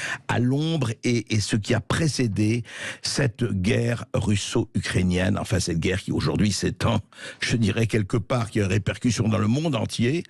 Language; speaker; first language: French; native; French